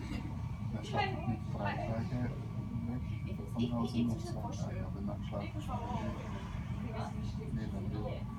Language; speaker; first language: German; non-native, learner; Somali